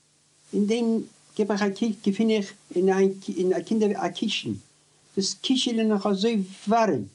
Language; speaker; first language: German; non-native, learner; Yiddish